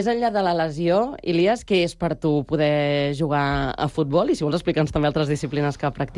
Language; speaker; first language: Catalan; native; Catalan